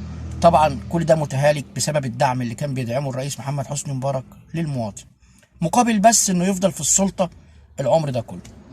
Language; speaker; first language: Arabic; native; Arabic